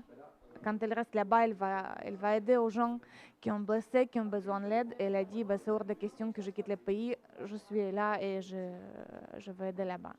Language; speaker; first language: French; non-native, fluent; Ukrainian